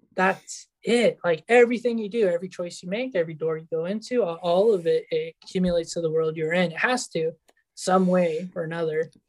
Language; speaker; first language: English; early bilingual, other home language; Spanish